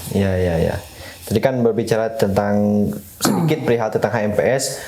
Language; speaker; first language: Indonesian; native; Indonesian